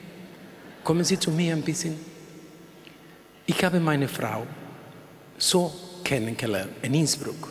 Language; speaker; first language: German; non-native, learner; Spanish